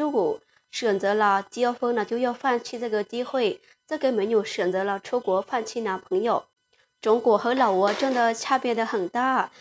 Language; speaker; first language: Chinese; non-native, fluent; Lao